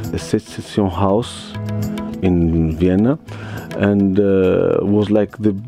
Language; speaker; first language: English; non-native, learner; Arabic